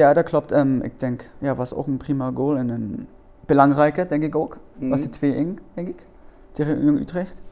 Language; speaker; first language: Dutch; non-native, learner; German